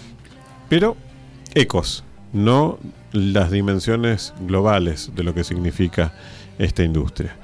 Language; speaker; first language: Spanish; native; Spanish